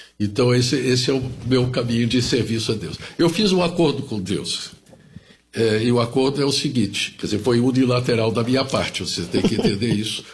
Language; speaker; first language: Portuguese; early bilingual, other home language; German